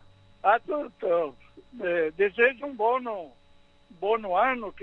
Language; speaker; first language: Italian; early bilingual, heritage; Italian